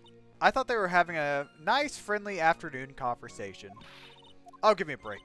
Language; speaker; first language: English; native; English